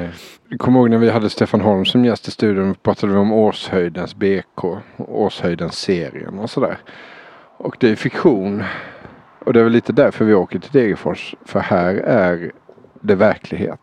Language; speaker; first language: Swedish; native; Swedish